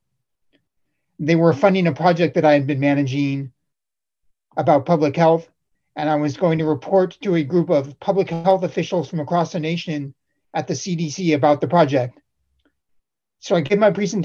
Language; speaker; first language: English; native; English